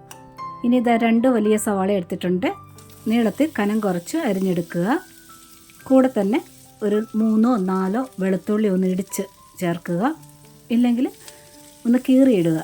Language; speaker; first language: Malayalam; native; Malayalam